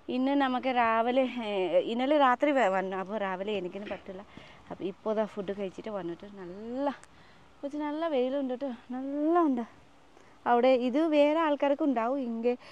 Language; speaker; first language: Malayalam; non-native, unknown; Nepali